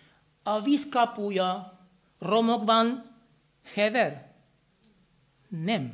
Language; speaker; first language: Hungarian; non-native, fluent; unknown